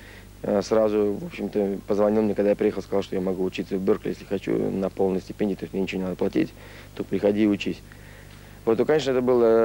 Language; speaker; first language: Russian; native; Russian